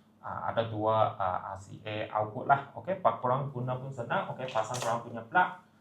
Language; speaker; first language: Malay; non-native, local second language; Chinese